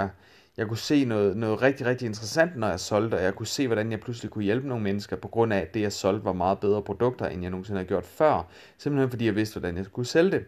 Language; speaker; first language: Danish; native; Danish